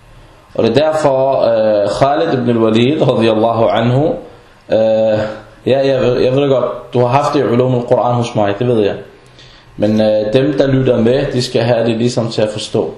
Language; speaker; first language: Danish; non-native, fluent; Arabic